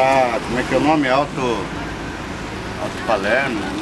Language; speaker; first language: Spanish; non-native, learner; Portuguese